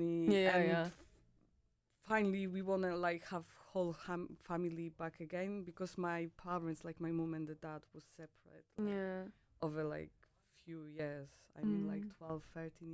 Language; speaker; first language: English; non-native, fluent; Polish